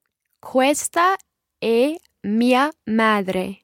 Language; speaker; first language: Italian; non-native, learner; English